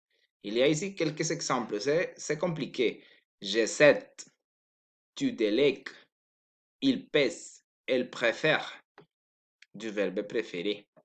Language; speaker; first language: French; non-native, learner; Spanish